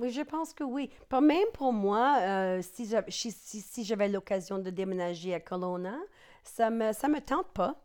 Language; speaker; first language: French; non-native, local second language; English